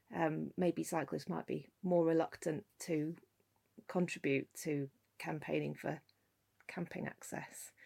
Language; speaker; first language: English; native; English